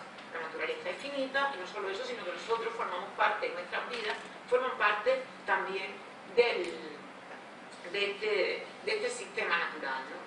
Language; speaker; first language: Spanish; native; Spanish